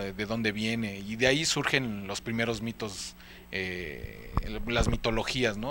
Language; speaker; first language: Spanish; native; Spanish